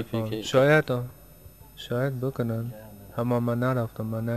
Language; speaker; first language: Persian; early bilingual, heritage; Persian